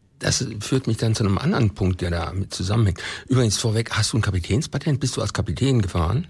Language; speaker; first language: German; native; German